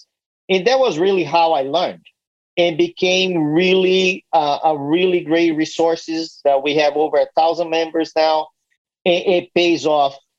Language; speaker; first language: English; non-native, fluent; Portuguese